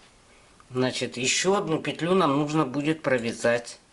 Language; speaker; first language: Russian; native; Russian